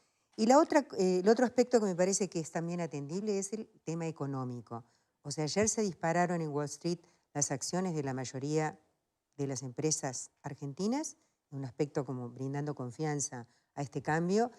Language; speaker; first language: Spanish; native; Spanish